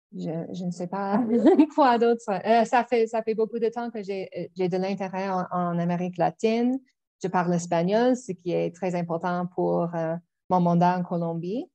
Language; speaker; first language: French; non-native, local second language; English